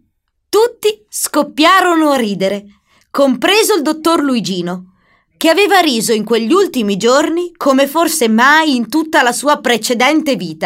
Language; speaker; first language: Italian; native; Italian